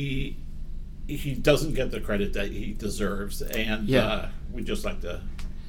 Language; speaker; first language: English; native; English